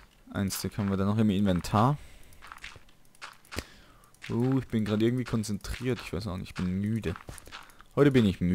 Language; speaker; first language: German; native; German